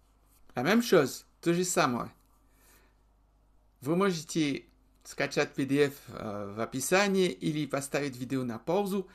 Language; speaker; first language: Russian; non-native, fluent; French